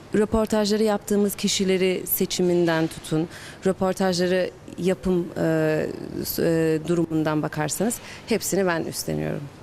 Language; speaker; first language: Turkish; early bilingual, heritage; Turkish